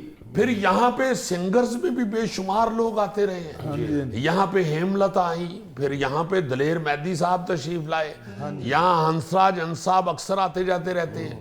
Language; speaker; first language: Urdu; native; Urdu